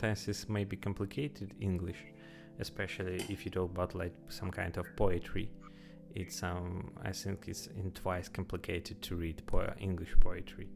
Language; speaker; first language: English; non-native, learner; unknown